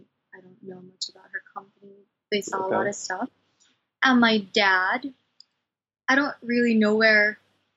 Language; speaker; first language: English; non-native, local second language; Cebuano